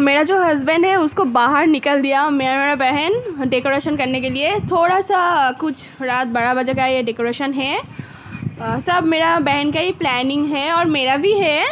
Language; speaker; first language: Hindi; non-native, local second language; Bangla